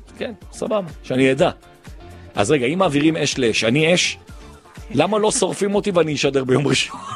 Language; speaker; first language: Hebrew; native; Hebrew